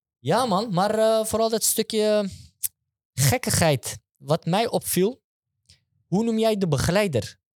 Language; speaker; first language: Dutch; early bilingual, other home language; Turkish